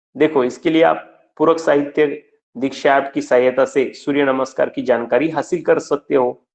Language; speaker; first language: Hindi; non-native, local second language; Marathi